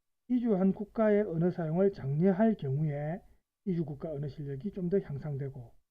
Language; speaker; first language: Korean; native; Korean